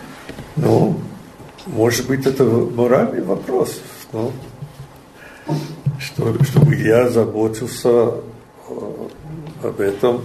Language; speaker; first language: Russian; non-native, learner; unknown